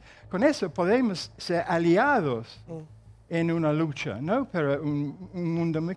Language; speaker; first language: Spanish; non-native, fluent; English